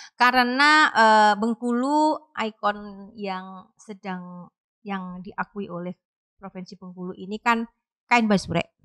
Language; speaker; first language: Indonesian; native; Indonesian